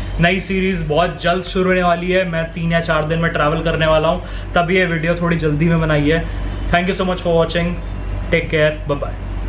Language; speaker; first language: Hindi; native; Hindi